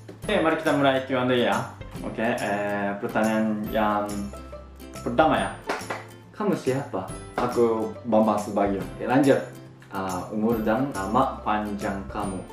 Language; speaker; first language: Indonesian; non-native, fluent; Japanese